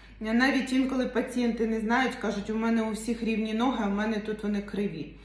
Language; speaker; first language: Ukrainian; non-native, local second language; Russian